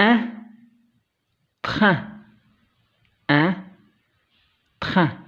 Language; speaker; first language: French; non-native, local second language; Arabic